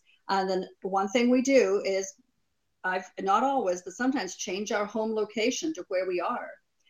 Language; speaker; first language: English; native; English